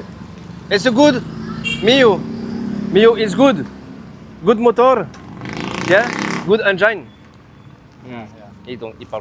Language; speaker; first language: English; non-native, learner; French